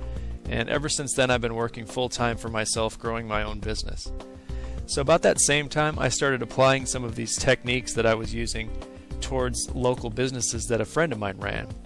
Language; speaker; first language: English; native; English